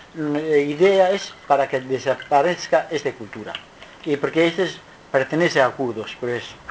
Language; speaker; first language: Spanish; non-native, learner; Kurdish